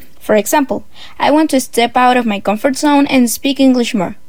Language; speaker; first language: English; non-native, fluent; Spanish